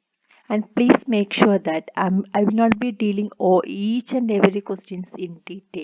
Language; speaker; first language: English; non-native, local second language; Malayalam